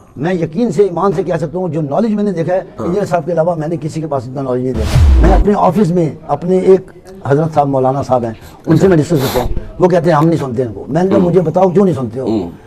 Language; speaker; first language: Urdu; non-native, local second language; Punjabi